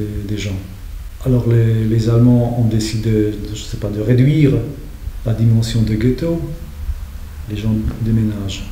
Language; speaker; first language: French; non-native, fluent; Polish